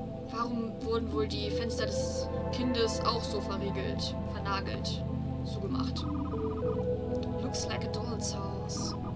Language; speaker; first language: German; native; German